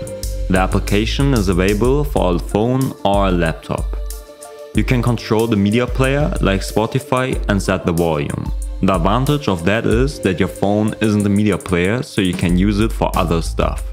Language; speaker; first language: English; non-native, fluent; German